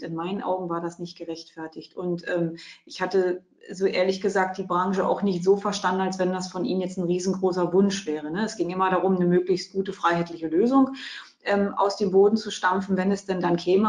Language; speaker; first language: German; native; German